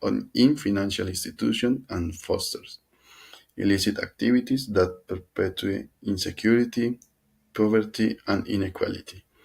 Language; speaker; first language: English; non-native, learner; Spanish